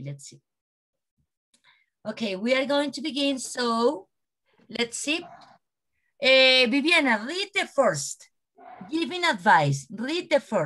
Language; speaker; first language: English; non-native, learner; Spanish